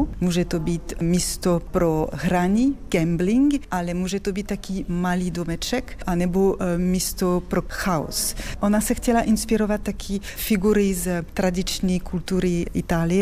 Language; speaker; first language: Czech; non-native, fluent; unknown